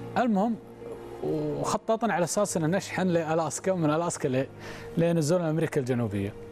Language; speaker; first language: Arabic; native; Arabic